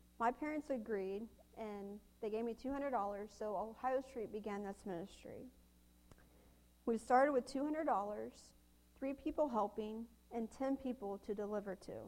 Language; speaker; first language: English; native; English